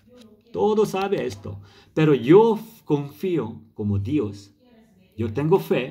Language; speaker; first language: Spanish; non-native, learner; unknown